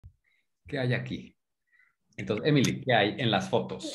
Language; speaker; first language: Spanish; non-native, fluent; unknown